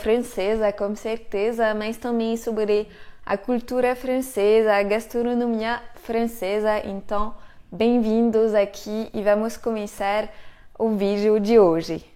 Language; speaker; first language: Portuguese; non-native, fluent; French